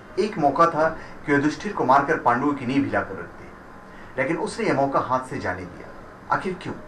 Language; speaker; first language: Hindi; native; Hindi